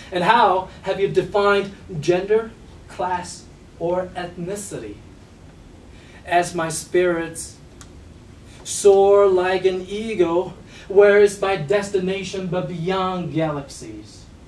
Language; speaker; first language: English; non-native, fluent; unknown